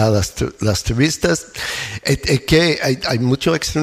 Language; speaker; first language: Spanish; non-native, learner; English